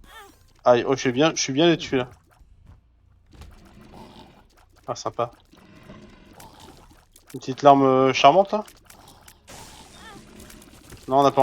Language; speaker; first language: French; native; French